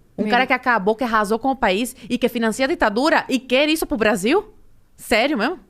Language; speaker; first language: Portuguese; early bilingual, other home language; Spanish